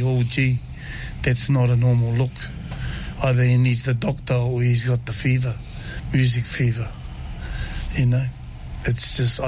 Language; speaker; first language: English; native; English